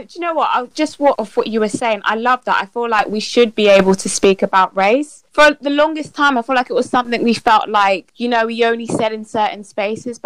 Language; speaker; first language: English; native; English